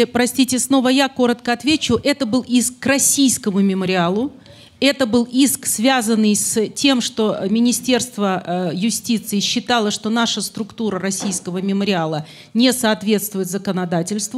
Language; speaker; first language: Russian; native; Russian